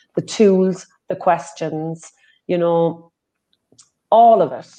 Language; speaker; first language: English; native; English